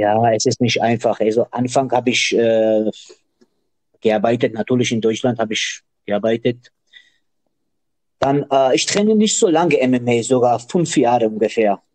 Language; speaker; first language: German; non-native, learner; Georgian